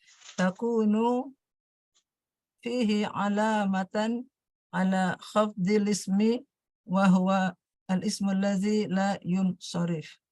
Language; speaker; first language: Arabic; non-native, learner; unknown